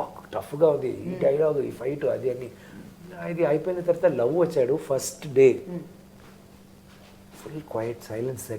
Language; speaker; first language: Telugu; non-native, learner; Tamil